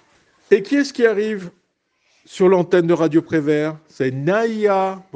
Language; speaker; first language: French; native; French